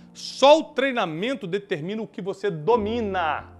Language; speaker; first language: Portuguese; native; Portuguese